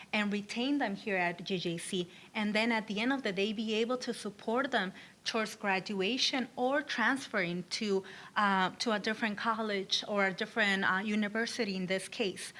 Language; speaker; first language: English; early bilingual, other home language; Spanish